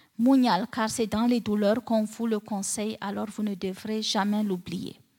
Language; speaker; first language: French; non-native, local second language; Fula